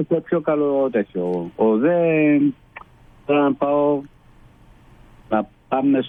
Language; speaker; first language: Greek; non-native, fluent; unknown